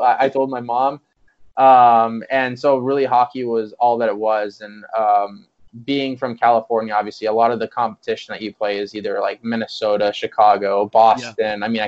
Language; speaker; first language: English; native; English